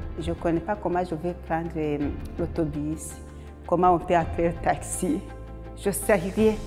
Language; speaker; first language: French; non-native, learner; Arabic